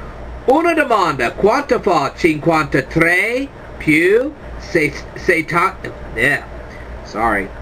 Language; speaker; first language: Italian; non-native, learner; English